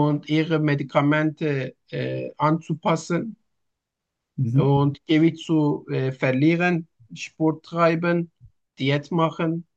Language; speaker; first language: German; non-native, learner; Turkish